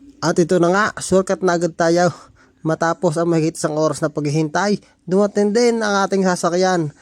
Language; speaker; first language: Filipino; native; Filipino